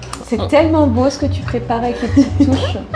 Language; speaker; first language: French; native; French